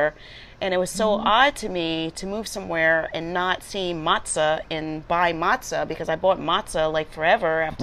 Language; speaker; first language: English; native; English